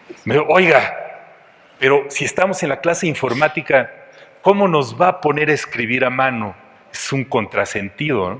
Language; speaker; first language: Spanish; native; Spanish